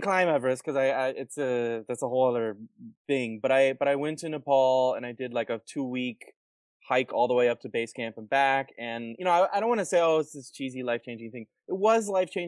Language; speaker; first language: English; native; English